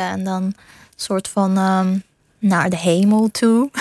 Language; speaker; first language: Dutch; non-native, fluent; Persian